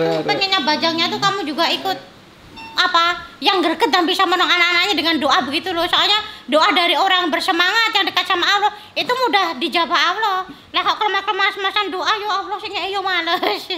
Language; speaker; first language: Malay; non-native, local second language; Javanese